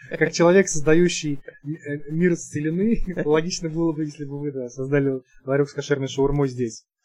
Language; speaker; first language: Russian; native; Russian